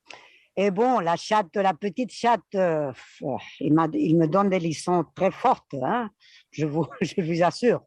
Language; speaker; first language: French; non-native, fluent; Spanish